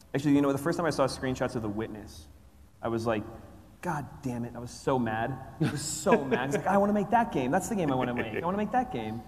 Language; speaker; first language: English; native; English